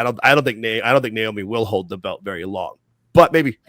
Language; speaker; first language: English; native; English